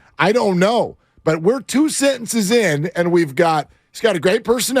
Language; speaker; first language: English; native; English